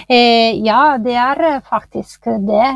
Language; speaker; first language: Norwegian; non-native, fluent; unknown